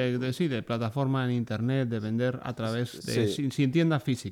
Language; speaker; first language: Spanish; native; Spanish